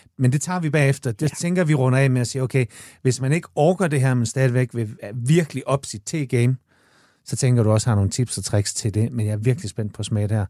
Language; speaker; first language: Danish; native; Danish